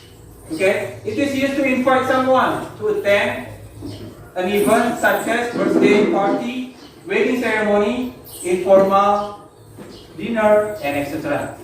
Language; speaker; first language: English; non-native, learner; Indonesian